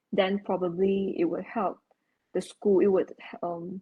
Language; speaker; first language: English; non-native, local second language; Chinese